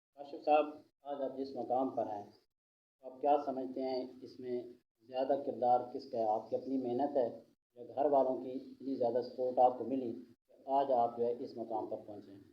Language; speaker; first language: Urdu; non-native, local second language; Punjabi